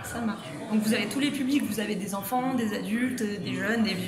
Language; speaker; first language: French; native; French